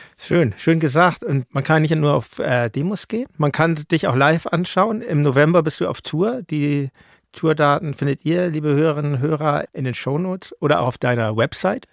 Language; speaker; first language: German; native; German